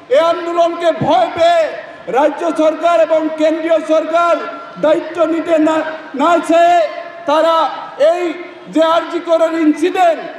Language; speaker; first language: Bangla; non-native, learner; Assamese